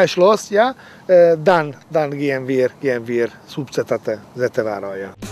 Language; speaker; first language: German; non-native, learner; Hungarian